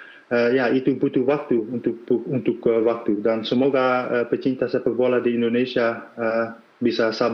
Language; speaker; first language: Indonesian; non-native, fluent; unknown